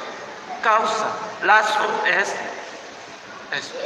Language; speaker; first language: Spanish; non-native, learner; Korean